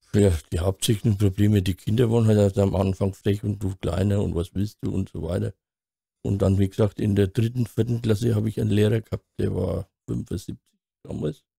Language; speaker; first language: German; native; German